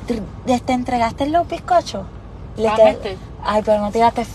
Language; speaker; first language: Spanish; native; Spanish